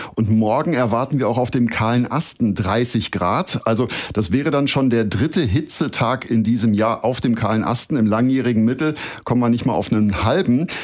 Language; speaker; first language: German; native; German